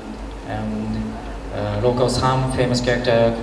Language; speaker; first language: English; non-native, learner; Japanese